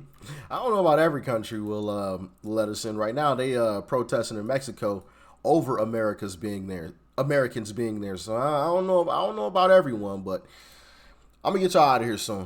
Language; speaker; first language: English; native; English